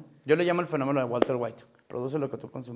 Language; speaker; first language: Spanish; native; Spanish